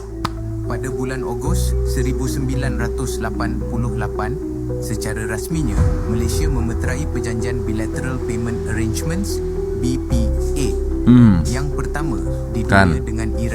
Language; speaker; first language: Malay; native; Malay